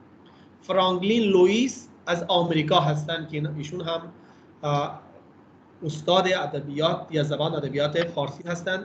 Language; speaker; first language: Persian; non-native, fluent; Urdu